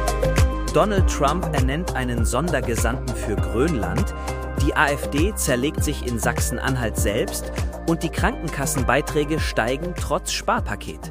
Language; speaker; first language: German; native; German